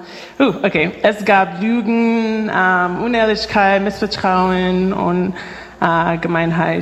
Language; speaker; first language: German; non-native, fluent; English